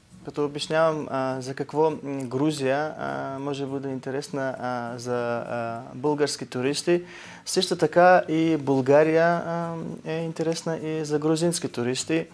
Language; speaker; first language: Bulgarian; non-native, learner; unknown